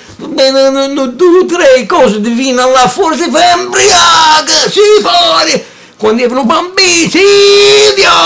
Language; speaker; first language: Italian; early bilingual, heritage; English